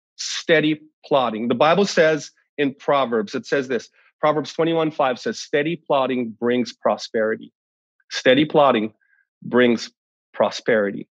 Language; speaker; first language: English; native; English